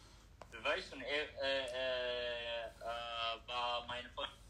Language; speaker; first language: German; non-native, learner; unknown